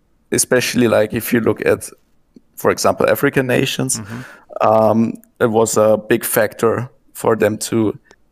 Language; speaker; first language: English; non-native, fluent; German